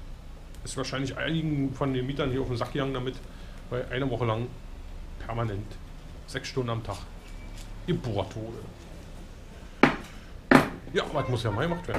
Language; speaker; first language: German; native; German